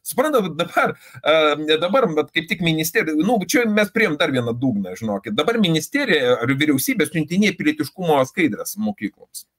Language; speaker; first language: Lithuanian; native; Lithuanian